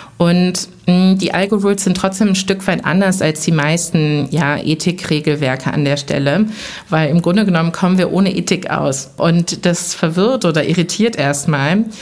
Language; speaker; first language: German; early bilingual, other home language; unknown